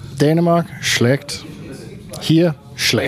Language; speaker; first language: German; non-native, learner; Danish